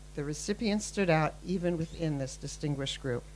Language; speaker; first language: English; native; English